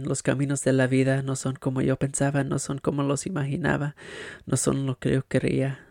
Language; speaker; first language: Spanish; early bilingual, heritage; Spanish